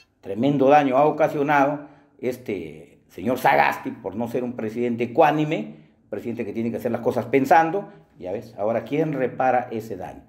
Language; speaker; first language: Spanish; native; Spanish